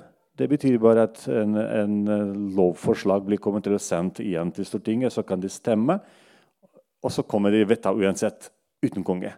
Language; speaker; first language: Norwegian; non-native, local second language; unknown